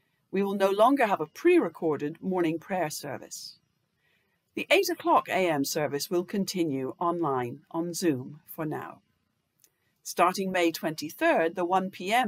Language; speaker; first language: English; native; English